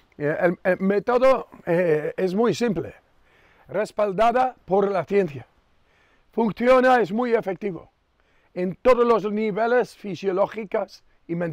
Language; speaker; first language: Spanish; non-native, fluent; Dutch